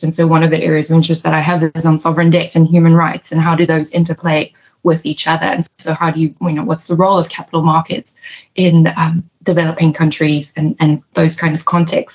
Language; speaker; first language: English; native; English